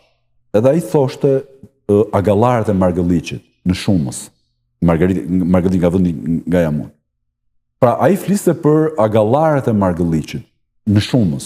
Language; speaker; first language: Albanian; native; Albanian